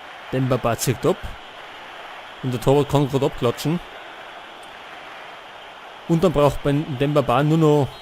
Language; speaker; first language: German; native; German